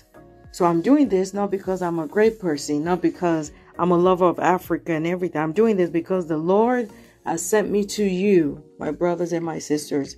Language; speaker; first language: English; non-native, local second language; Yoruba